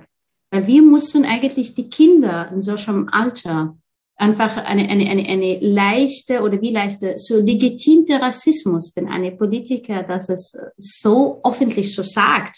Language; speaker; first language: German; non-native, fluent; Arabic